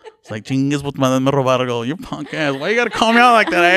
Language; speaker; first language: English; early bilingual, other home language; Spanish